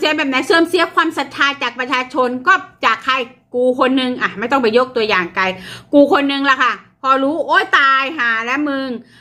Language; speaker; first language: Thai; native; Thai